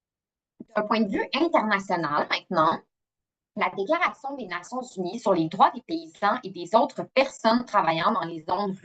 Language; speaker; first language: French; native; French